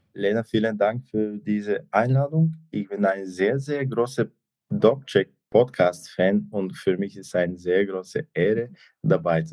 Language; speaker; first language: German; non-native, fluent; Bulgarian